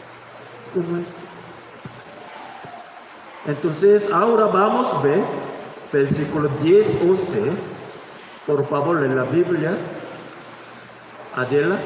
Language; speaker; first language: Spanish; non-native, learner; Korean